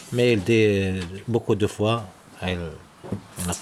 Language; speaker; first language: French; non-native, learner; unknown